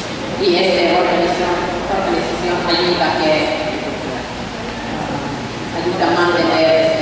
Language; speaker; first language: Spanish; non-native, learner; Finnish